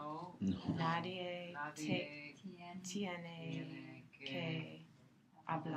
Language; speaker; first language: Spanish; non-native, learner; English